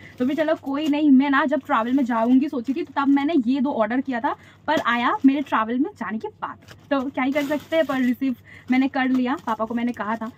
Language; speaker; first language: Hindi; non-native, local second language; Bangla